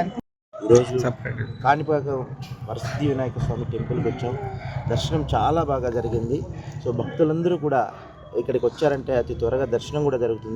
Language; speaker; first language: Telugu; native; Telugu